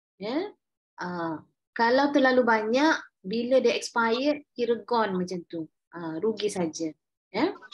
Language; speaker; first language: Malay; native; Malay